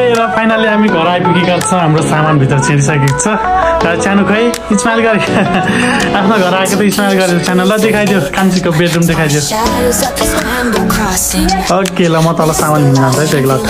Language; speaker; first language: Nepali; native; Nepali